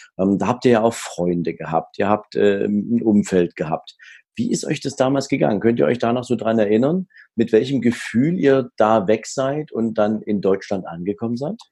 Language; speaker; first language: German; native; German